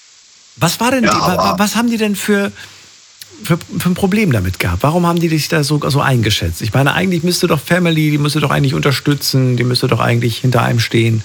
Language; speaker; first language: German; native; German